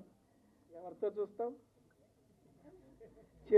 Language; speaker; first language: Telugu; native; Telugu